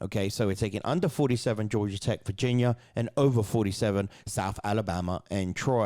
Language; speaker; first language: English; native; English